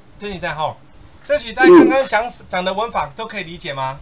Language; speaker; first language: Chinese; native; Chinese